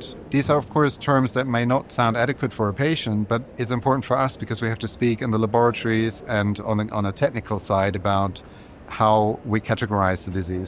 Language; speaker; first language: English; non-native, fluent; German